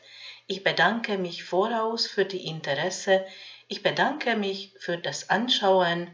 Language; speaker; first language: German; non-native, fluent; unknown